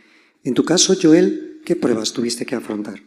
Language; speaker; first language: Spanish; native; Spanish